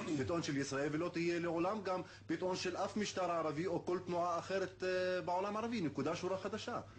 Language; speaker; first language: Hebrew; non-native, local second language; Arabic